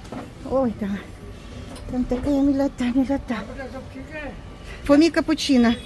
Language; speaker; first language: Russian; native; Russian